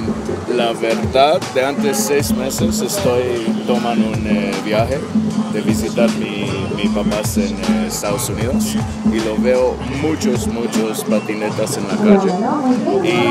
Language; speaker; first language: Spanish; non-native, learner; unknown